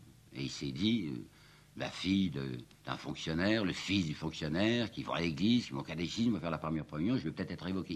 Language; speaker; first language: French; native; French